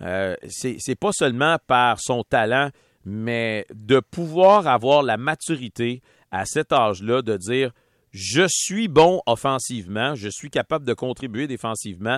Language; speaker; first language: French; native; French